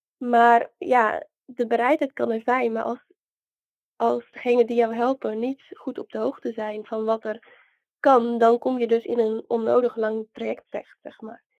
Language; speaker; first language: Dutch; native; Dutch